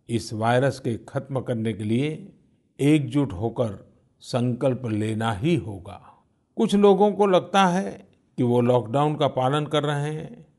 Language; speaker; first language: Hindi; non-native, local second language; Gujarati